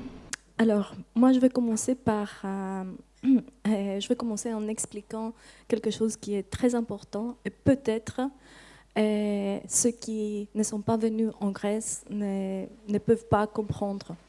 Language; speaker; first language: French; non-native, fluent; Greek